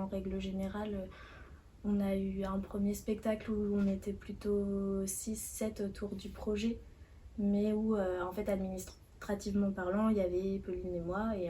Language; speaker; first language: French; native; French